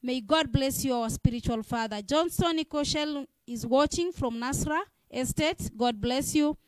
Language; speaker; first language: English; non-native, local second language; Swahili